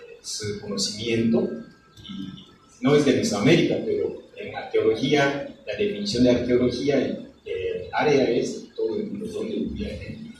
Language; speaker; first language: Spanish; non-native, fluent; Japanese